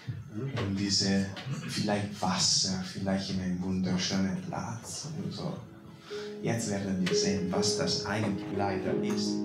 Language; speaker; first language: German; non-native, fluent; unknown